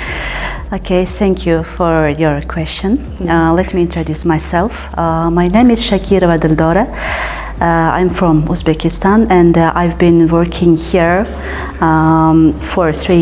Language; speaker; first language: English; non-native, fluent; Uzbek